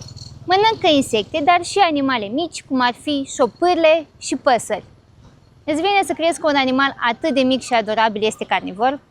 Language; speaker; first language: Romanian; native; Romanian